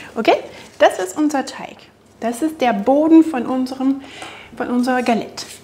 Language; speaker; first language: German; non-native, fluent; French